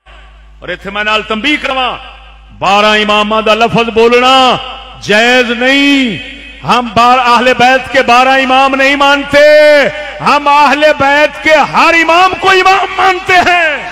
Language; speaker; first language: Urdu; non-native, local second language; Punjabi